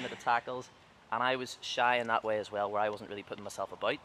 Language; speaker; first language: English; native; English